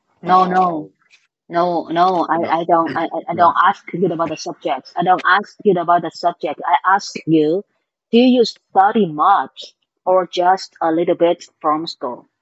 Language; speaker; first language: English; non-native, fluent; Vietnamese